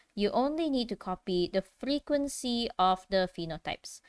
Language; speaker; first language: English; non-native, local second language; Malay